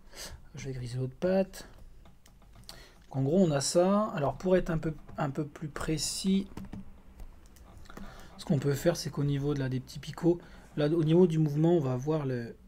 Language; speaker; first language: French; native; French